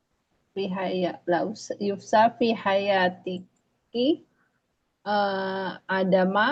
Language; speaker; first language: Arabic; non-native, learner; Indonesian